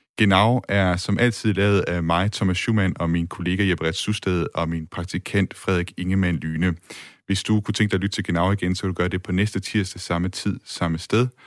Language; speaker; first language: Danish; native; Danish